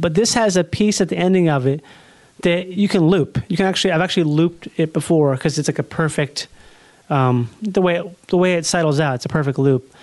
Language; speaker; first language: English; native; English